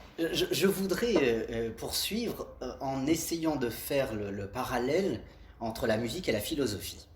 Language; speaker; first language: French; native; French